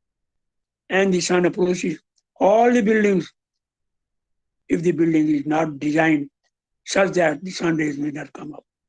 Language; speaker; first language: English; non-native, local second language; Hindi